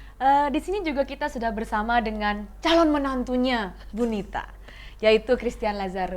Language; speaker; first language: Indonesian; native; Indonesian